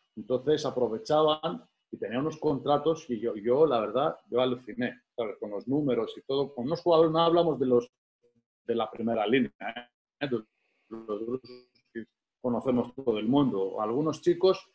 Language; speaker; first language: Spanish; non-native, fluent; Greek